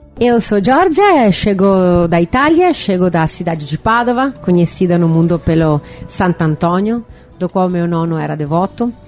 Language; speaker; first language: Portuguese; non-native, fluent; Italian